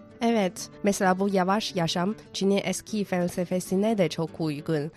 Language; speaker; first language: Turkish; non-native, fluent; Chinese